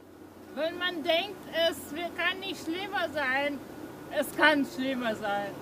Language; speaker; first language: German; non-native, fluent; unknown